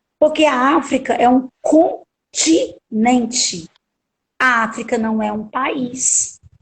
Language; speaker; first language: Portuguese; native; Portuguese